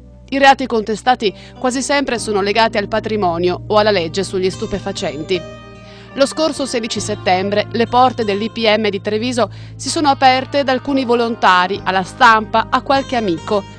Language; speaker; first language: Italian; native; Italian